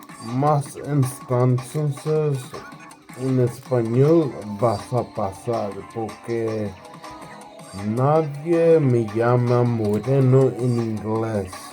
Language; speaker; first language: Spanish; non-native, learner; English